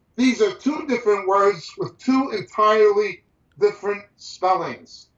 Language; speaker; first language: English; native; English